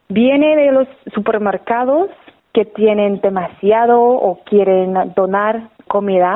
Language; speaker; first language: Spanish; non-native, fluent; English